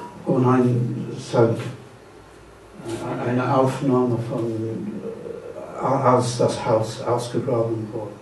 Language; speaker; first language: German; non-native, fluent; English